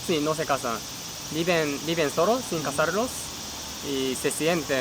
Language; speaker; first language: Spanish; non-native, learner; Japanese